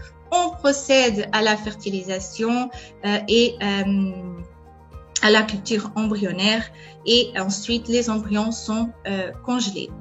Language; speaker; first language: French; non-native, fluent; Portuguese